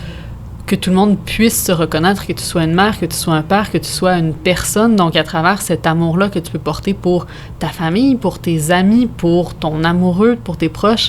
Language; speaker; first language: French; native; French